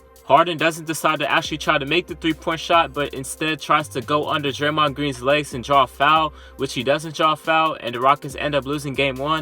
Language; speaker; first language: English; native; English